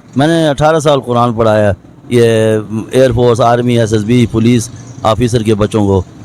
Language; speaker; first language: Urdu; non-native, local second language; Pashto